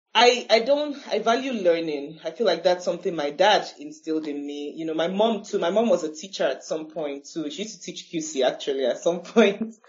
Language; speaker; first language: English; non-native, local second language; Igbo